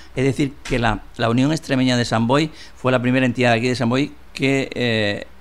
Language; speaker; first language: Spanish; native; Spanish